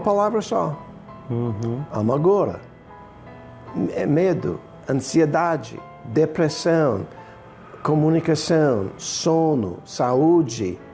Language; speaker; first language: Portuguese; non-native, fluent; English